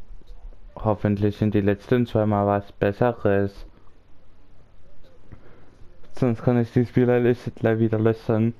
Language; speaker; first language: German; native; German